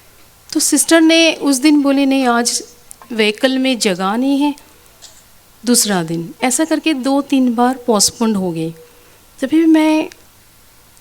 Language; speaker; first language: Hindi; non-native, local second language; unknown